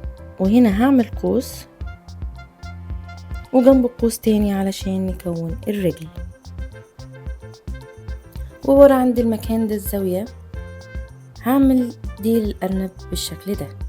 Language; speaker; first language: Arabic; native; Arabic